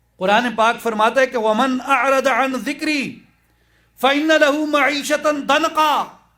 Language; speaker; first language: Urdu; non-native, local second language; Saraiki